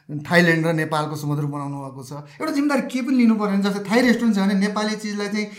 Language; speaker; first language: Nepali; native; Nepali